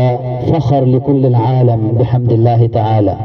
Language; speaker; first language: Arabic; non-native, fluent; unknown